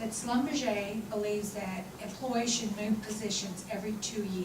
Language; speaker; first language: English; native; English